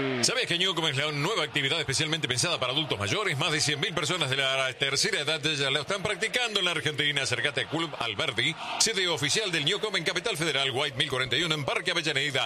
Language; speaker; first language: Spanish; native; Spanish